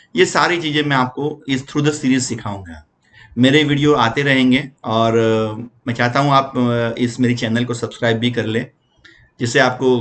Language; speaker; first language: Hindi; non-native, local second language; Gujarati